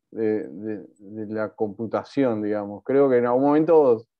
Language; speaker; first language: Spanish; native; Spanish